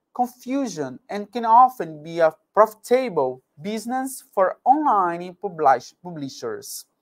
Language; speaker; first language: English; non-native, fluent; Portuguese